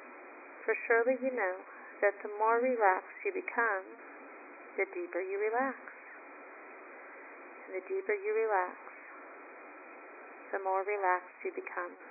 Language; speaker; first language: English; native; English